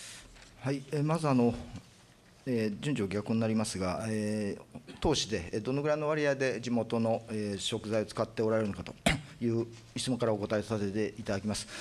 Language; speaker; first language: Japanese; native; Japanese